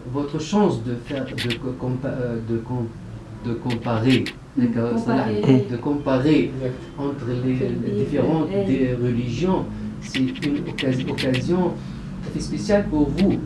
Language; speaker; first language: French; non-native, local second language; Arabic